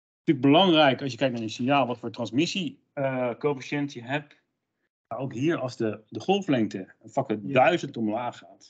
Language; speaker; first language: Dutch; native; Dutch